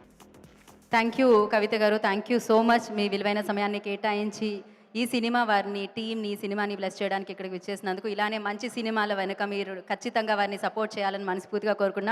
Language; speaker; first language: Telugu; native; Telugu